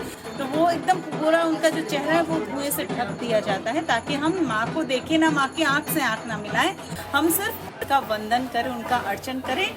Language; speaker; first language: Hindi; non-native, local second language; Bangla